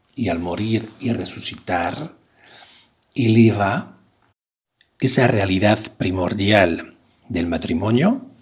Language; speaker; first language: Spanish; non-native, fluent; French